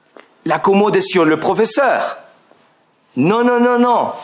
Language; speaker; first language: French; non-native, fluent; Spanish